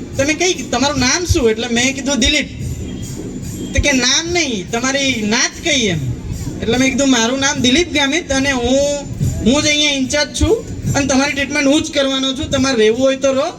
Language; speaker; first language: Gujarati; non-native, local second language; Gamit